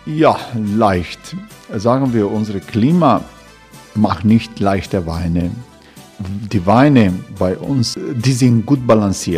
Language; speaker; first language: German; non-native, learner; Croatian